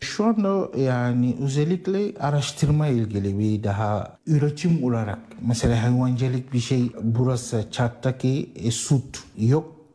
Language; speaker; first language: Turkish; non-native, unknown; Arabic